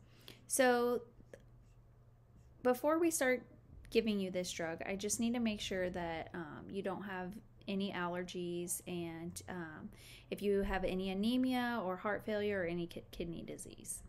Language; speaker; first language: English; native; English